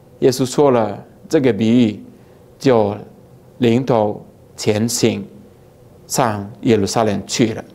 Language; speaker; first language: Chinese; early bilingual, heritage; Chinese